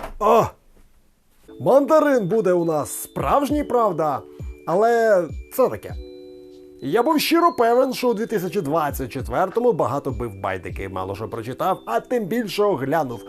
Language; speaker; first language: Ukrainian; native; Ukrainian